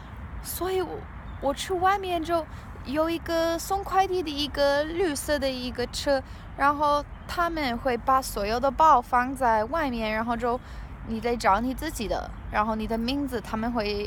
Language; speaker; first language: Chinese; non-native, learner; English